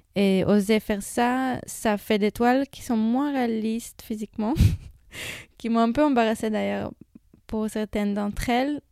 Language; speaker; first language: French; non-native, fluent; Hebrew